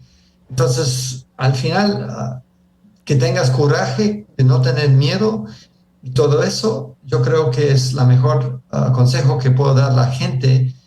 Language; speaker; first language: Spanish; early bilingual, heritage; Spanish